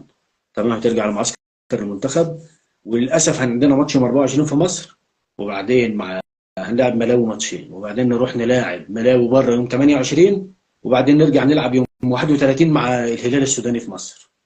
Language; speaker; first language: Arabic; native; Arabic